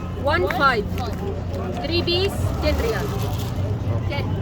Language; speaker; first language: English; non-native, learner; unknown